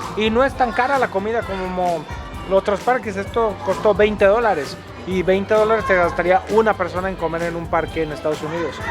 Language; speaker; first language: Spanish; native; Spanish